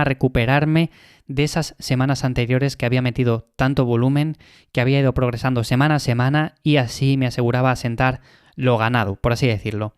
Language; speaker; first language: Spanish; native; Spanish